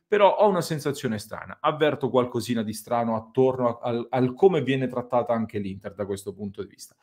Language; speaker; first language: Italian; native; Italian